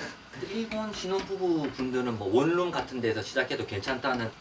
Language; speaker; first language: Korean; native; Korean